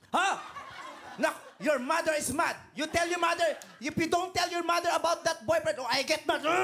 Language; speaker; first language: English; non-native, local second language; Filipino